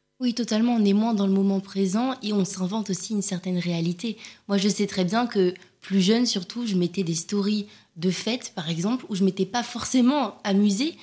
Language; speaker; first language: French; native; French